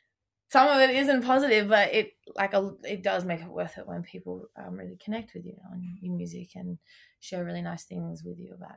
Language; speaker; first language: English; native; English